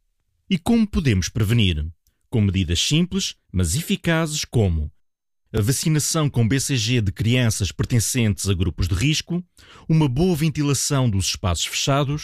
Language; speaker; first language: Portuguese; native; Portuguese